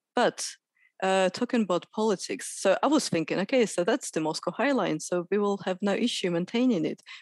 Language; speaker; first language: English; non-native, fluent; Russian